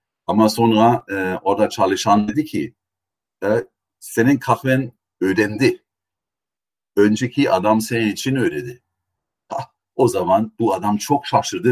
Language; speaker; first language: Turkish; non-native, fluent; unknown